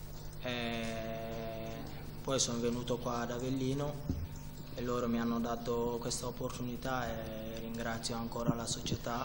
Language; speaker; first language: Italian; non-native, fluent; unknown